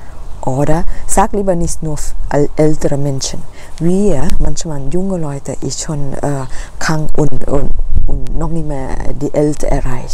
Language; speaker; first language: German; non-native, learner; Thai